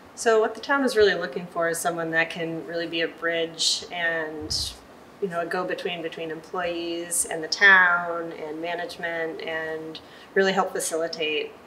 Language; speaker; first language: English; native; English